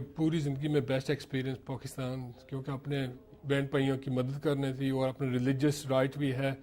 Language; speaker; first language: Urdu; early bilingual, heritage; Urdu